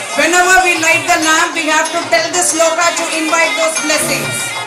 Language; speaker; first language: English; non-native, local second language; Tamil